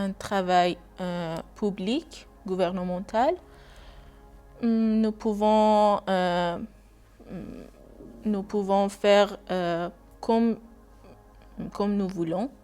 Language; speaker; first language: French; non-native, learner; Persian